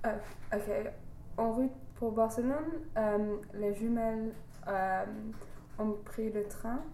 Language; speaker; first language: French; non-native, learner; English